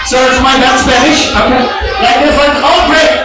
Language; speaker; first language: English; non-native, learner; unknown